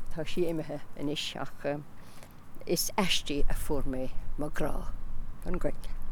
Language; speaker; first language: Irish; non-native, local second language; English